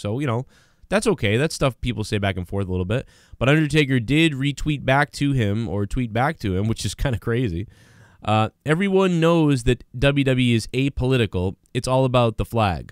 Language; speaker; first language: English; native; English